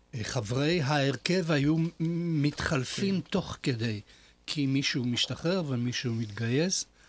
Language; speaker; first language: Hebrew; non-native, fluent; Polish